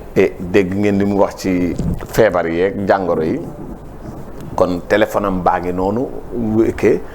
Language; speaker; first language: Wolof; native; Wolof